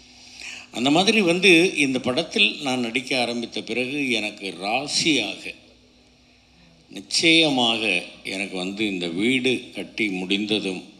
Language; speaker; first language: Tamil; native; Tamil